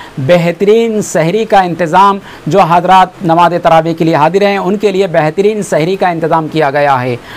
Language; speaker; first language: Hindi; non-native, local second language; Urdu